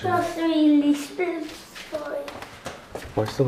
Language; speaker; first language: German; early bilingual, other home language; Persian